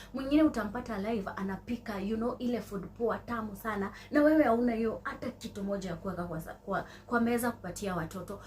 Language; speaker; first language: Swahili; non-native, local second language; Kikuyu